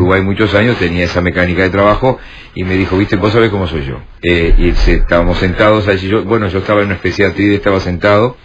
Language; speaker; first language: Spanish; native; Spanish